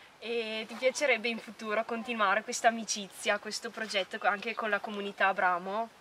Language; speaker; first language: Italian; native; Italian